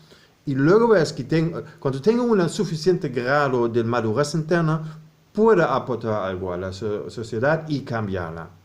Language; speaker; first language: Spanish; non-native, fluent; German